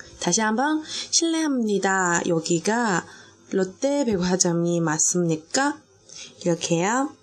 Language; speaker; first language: Korean; non-native, fluent; Chinese